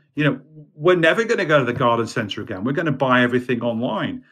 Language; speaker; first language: English; native; English